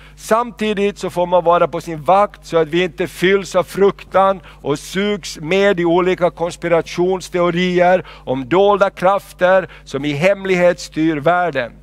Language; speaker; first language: Swedish; non-native, fluent; Spanish